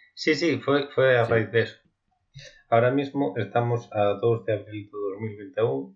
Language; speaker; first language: Galician; non-native, local second language; Spanish